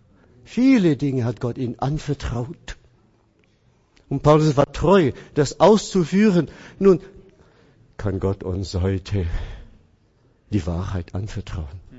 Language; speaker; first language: German; non-native, fluent; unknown